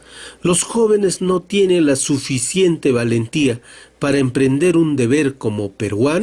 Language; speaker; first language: Spanish; native; Spanish